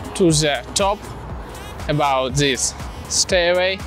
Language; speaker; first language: English; non-native, learner; Russian